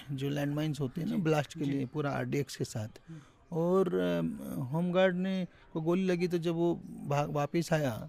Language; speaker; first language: Hindi; native; Hindi